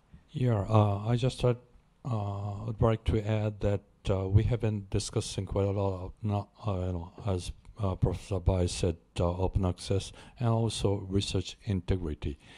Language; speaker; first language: English; non-native, fluent; Japanese